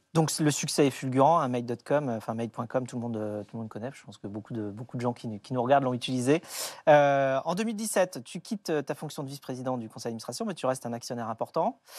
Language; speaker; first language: French; native; French